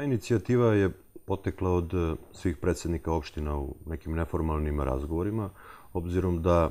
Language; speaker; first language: Serbian; native; Serbian